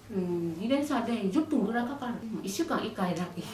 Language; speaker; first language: Japanese; non-native, learner; Vietnamese